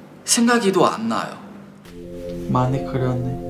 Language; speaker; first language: Korean; non-native, fluent; Chinese